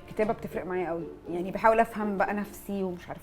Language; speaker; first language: Arabic; native; Arabic